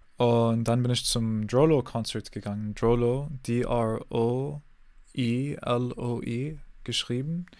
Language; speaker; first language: German; non-native, fluent; English